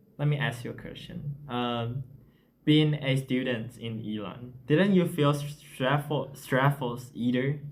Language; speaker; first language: English; non-native, learner; Chinese